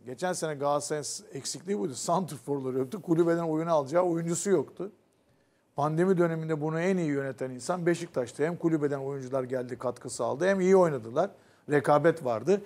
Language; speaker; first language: Turkish; native; Turkish